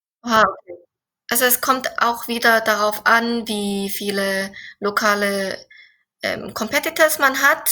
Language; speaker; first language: German; non-native, fluent; Korean